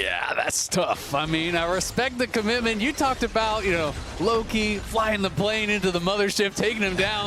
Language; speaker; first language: English; native; English